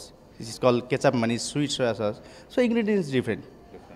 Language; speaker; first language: English; non-native, local second language; Telugu